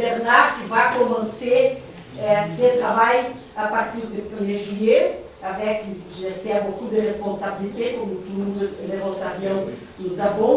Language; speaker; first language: French; non-native, fluent; Portuguese